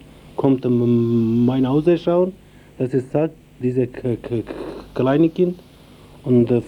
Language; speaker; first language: German; non-native, learner; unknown